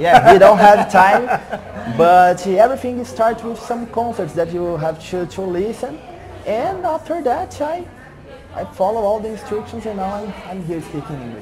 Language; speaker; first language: English; non-native, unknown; Portuguese